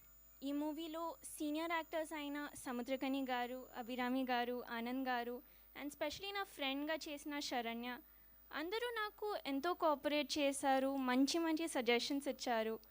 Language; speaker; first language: Telugu; non-native, learner; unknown